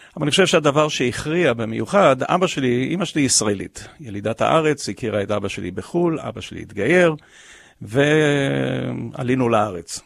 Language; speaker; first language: Hebrew; early bilingual, other home language; English